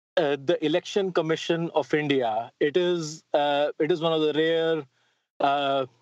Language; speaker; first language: English; non-native, local second language; Hindi